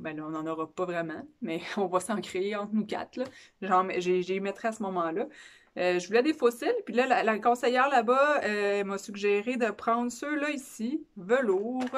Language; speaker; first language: French; native; French